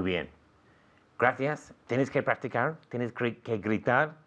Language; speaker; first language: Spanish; non-native, fluent; English